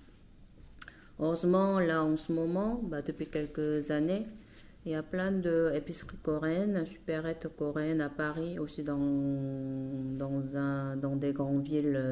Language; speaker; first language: French; non-native, fluent; Korean